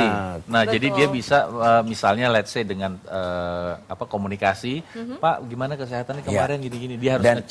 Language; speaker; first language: Indonesian; native; Indonesian